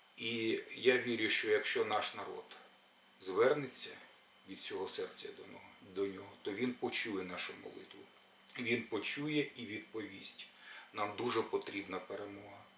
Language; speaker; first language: Ukrainian; native; Ukrainian